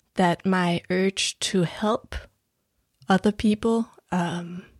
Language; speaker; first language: English; non-native, fluent; Danish